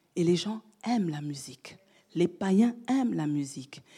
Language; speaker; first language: French; native; French